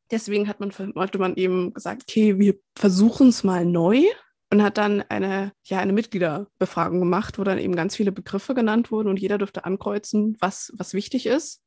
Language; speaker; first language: German; native; German